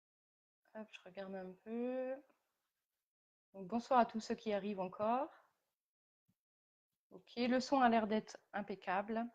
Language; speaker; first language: French; native; French